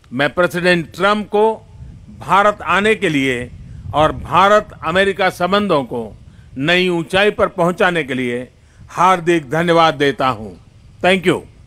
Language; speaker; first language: Hindi; non-native, local second language; Gujarati